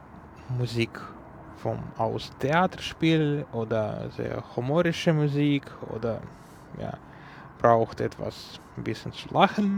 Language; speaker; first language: German; non-native, learner; Ukrainian